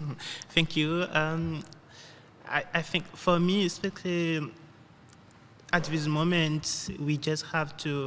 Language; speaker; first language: English; non-native, learner; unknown